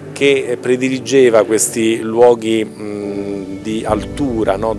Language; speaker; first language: Italian; native; Italian